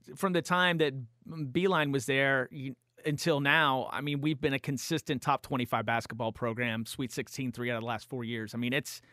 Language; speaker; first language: English; native; English